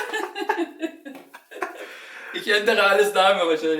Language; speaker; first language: German; non-native, learner; Turkish